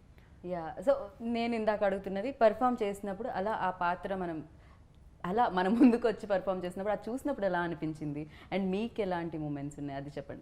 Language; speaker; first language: Telugu; native; Telugu